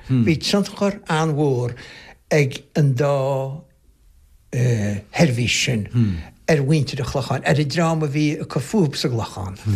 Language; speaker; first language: Irish; native; Irish